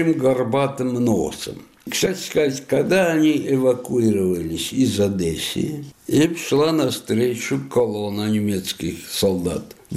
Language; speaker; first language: Russian; non-native, fluent; Spanish